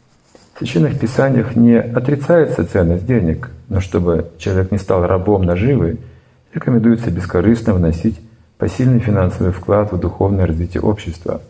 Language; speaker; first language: Russian; native; Russian